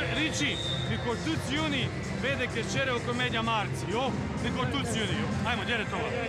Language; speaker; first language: Hungarian; non-native, fluent; Serbian